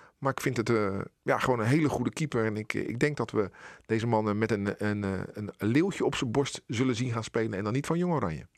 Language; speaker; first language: Dutch; native; Dutch